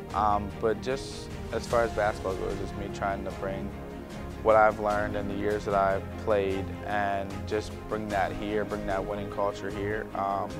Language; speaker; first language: English; native; English